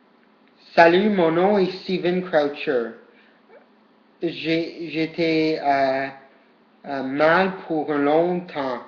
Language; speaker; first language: French; non-native, learner; English